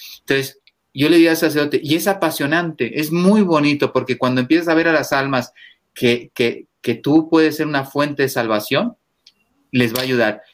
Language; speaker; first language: Spanish; native; Spanish